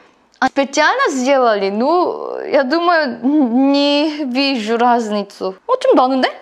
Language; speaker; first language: Russian; non-native, learner; Korean